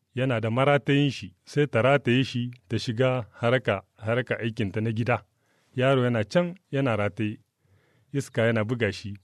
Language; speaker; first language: Hausa; non-native, local second language; Tamasheq